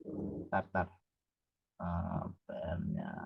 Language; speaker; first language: Indonesian; native; Indonesian